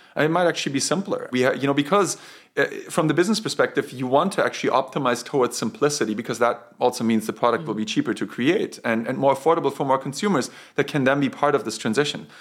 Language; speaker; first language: English; non-native, fluent; German